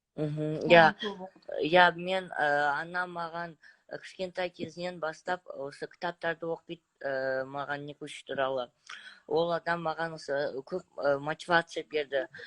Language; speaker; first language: Kazakh; non-native, local second language; Russian